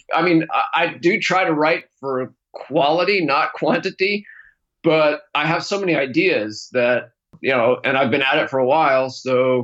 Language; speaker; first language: English; native; English